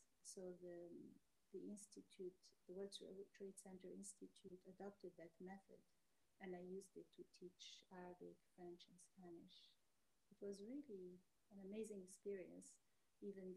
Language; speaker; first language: English; non-native, fluent; Arabic